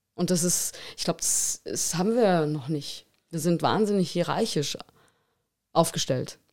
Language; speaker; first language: German; native; German